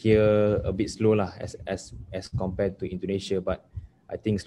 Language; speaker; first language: English; non-native, local second language; Malay